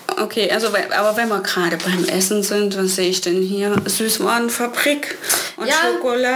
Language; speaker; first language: German; native; German